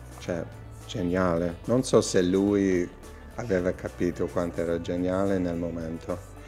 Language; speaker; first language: Italian; non-native, fluent; English